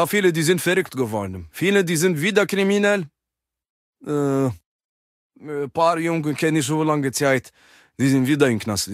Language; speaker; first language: German; non-native, learner; French